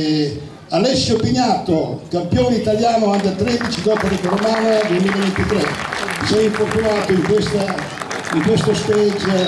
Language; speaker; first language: Italian; native; Italian